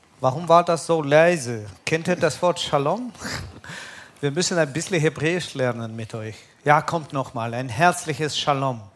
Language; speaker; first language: German; non-native, fluent; Russian